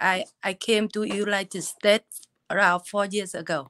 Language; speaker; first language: English; non-native, learner; Vietnamese